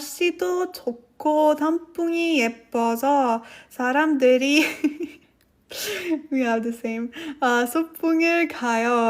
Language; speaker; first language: Korean; non-native, learner; French